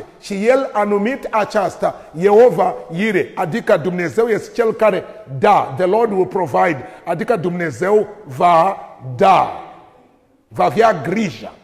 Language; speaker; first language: Romanian; non-native, learner; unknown